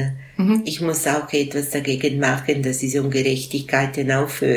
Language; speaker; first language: German; non-native, local second language; Italian